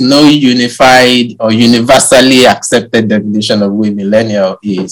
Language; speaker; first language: English; non-native, local second language; Yoruba